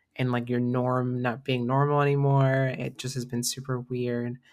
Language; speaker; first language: English; native; English